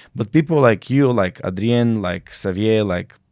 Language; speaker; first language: English; non-native, fluent; Bulgarian